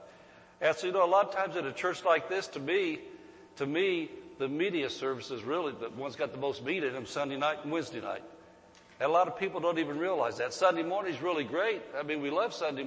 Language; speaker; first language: English; native; English